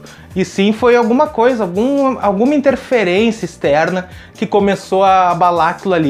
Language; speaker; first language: Portuguese; native; Portuguese